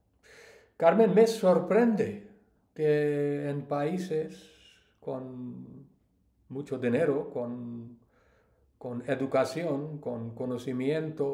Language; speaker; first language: Spanish; non-native, learner; English